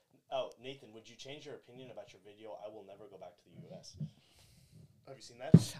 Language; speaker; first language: English; native; English